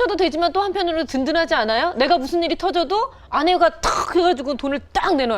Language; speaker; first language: Korean; native; Korean